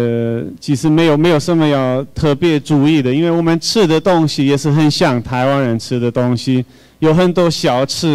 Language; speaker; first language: Chinese; non-native, fluent; Hungarian